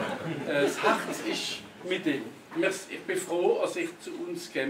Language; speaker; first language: German; non-native, local second language; French